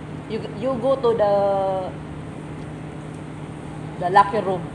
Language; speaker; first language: English; non-native, local second language; Filipino